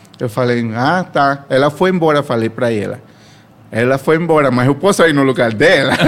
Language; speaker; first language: Portuguese; non-native, fluent; Spanish